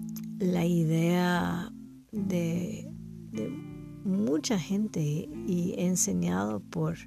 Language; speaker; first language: Spanish; non-native, learner; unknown